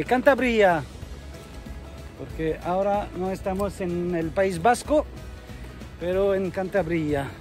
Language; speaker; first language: Spanish; non-native, learner; French